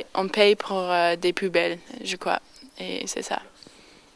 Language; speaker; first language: French; non-native, learner; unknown